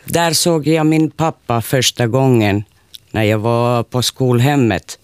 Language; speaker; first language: Swedish; non-native, local second language; Finnish